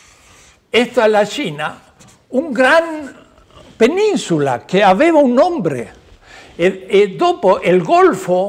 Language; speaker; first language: Italian; non-native, learner; Spanish